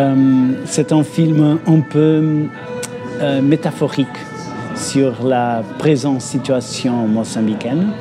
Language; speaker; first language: French; non-native, fluent; Portuguese